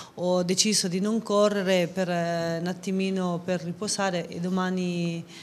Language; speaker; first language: Italian; native; Italian